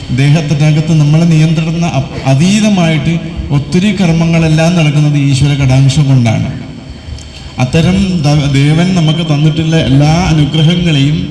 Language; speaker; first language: Malayalam; non-native, local second language; Kannada